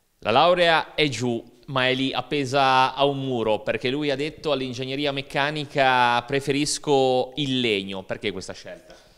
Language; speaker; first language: Italian; native; Italian